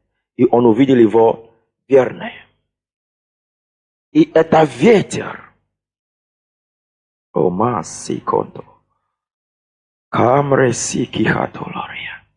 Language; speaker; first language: Russian; non-native, fluent; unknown